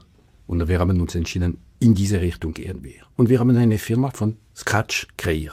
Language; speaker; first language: German; non-native, local second language; French